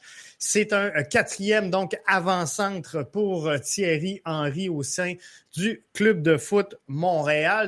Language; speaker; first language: French; native; French